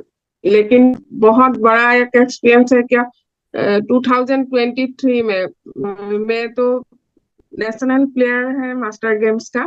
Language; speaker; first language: Hindi; non-native, local second language; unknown